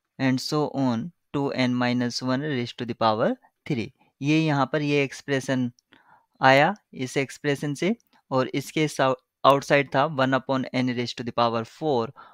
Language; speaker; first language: Hindi; native; Hindi